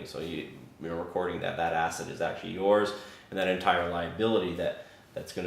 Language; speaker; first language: English; native; English